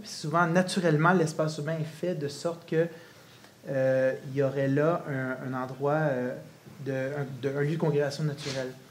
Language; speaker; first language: French; native; French